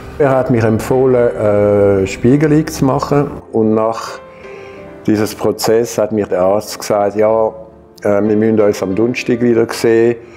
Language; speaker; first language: German; non-native, local second language; French